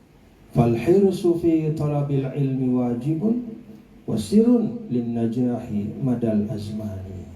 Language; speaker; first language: Arabic; non-native, fluent; Indonesian